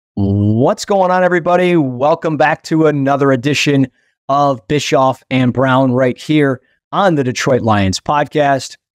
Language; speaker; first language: English; native; English